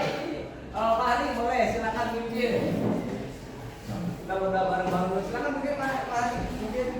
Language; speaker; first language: Malay; native; Malay